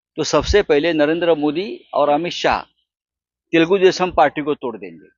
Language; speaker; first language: Hindi; non-native, local second language; Marathi